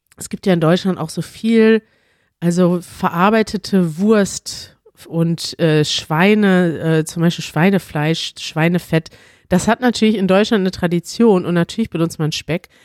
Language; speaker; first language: German; native; German